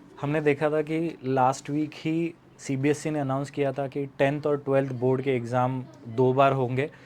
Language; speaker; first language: Hindi; non-native, local second language; Marathi